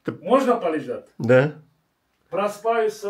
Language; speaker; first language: Russian; non-native, learner; Turkish